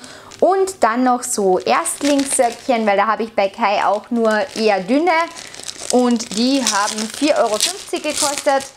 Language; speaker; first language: German; native; German